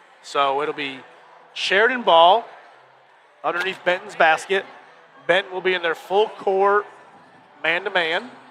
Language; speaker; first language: English; native; English